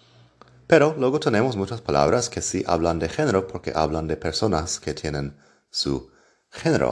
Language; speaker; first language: Spanish; non-native, fluent; English